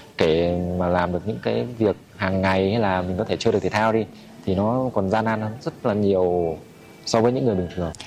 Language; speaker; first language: Vietnamese; native; Vietnamese